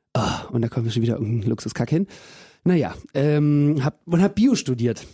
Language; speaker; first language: German; early bilingual, other home language; Russian